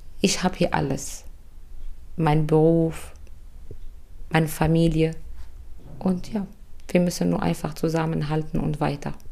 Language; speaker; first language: German; non-native, fluent; Arabic